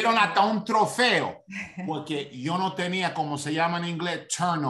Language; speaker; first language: Spanish; early bilingual, heritage; Spanish